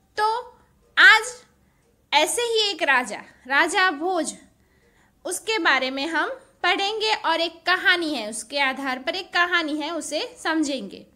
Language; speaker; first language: Hindi; non-native, local second language; Gujarati